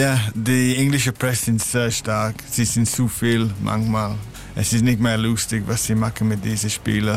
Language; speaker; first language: German; non-native, learner; English